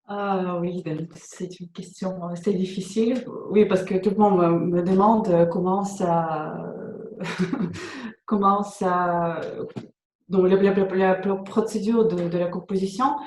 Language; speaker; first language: French; non-native, fluent; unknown